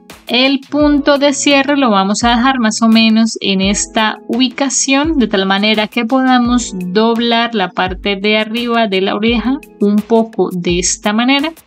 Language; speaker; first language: Spanish; native; Spanish